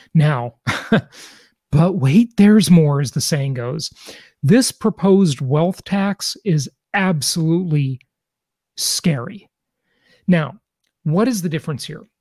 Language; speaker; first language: English; native; English